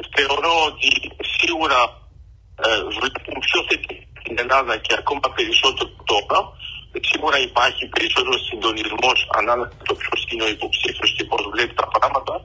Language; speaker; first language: Greek; early bilingual, heritage; Greek